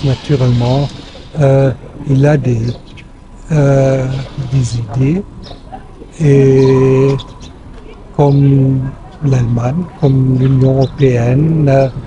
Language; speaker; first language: French; non-native, fluent; German